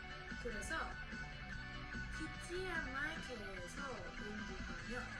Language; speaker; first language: Korean; non-native, learner; English